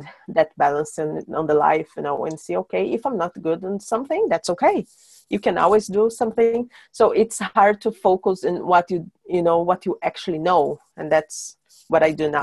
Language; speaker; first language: English; non-native, fluent; Portuguese